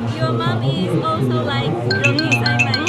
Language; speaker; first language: English; non-native, learner; Japanese